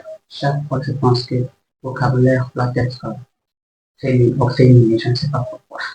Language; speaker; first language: French; non-native, learner; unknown